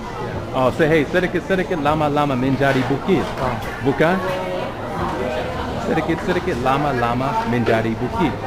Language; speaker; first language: Indonesian; non-native, learner; English